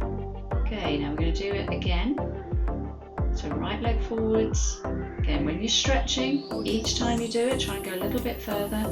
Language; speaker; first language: English; native; English